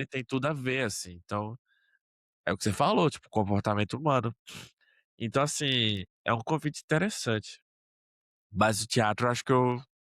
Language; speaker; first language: Portuguese; native; Portuguese